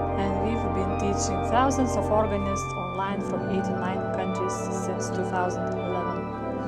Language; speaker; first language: English; non-native, fluent; Lithuanian